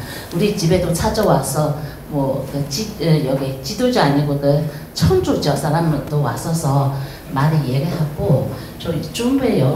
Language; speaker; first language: Korean; non-native, learner; Chinese